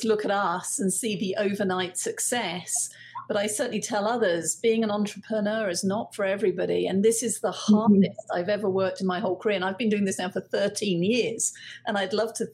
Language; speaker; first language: English; native; English